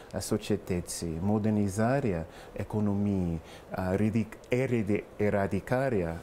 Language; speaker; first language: Romanian; non-native, fluent; English